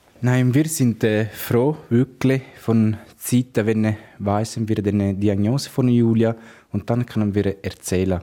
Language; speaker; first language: German; non-native, learner; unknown